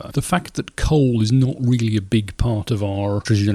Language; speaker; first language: English; native; English